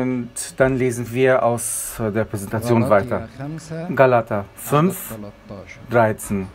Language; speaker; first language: German; non-native, fluent; Arabic